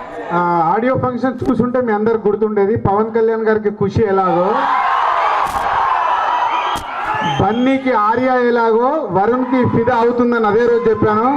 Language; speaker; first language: Telugu; native; Telugu